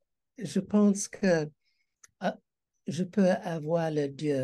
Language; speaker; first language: French; non-native, learner; English